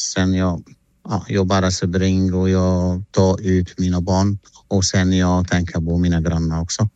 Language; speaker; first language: Swedish; non-native, learner; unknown